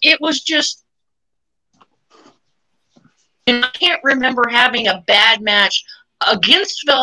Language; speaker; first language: English; native; English